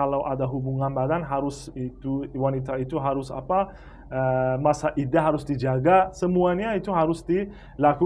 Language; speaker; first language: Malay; non-native, fluent; Persian